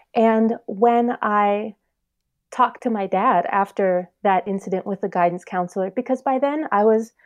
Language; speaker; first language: English; native; English